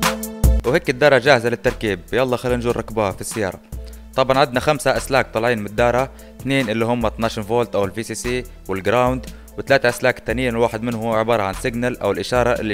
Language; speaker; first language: Arabic; native; Arabic